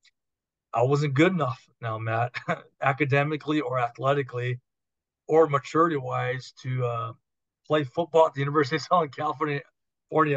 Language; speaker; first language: English; native; English